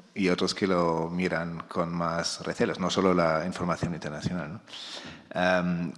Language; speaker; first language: Spanish; non-native, fluent; German